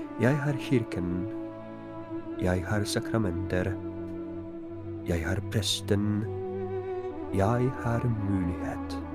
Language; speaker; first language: Norwegian; non-native, fluent; Polish